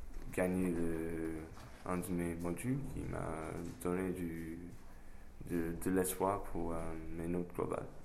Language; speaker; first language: French; non-native, fluent; English